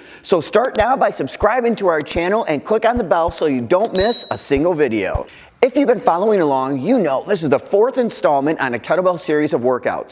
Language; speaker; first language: English; native; English